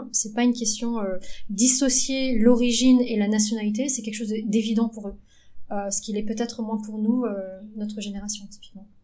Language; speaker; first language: French; early bilingual, other home language; Vietnamese